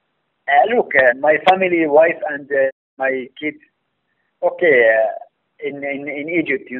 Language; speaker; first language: English; non-native, learner; Arabic